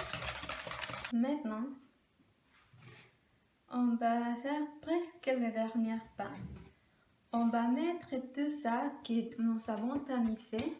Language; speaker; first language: French; non-native, learner; Spanish